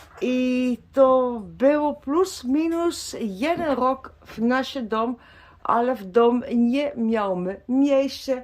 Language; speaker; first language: Polish; non-native, learner; Dutch